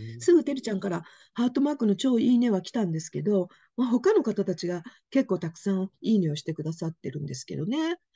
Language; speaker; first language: Japanese; native; Japanese